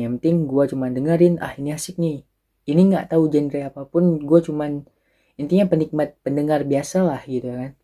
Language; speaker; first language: Indonesian; early bilingual, other home language; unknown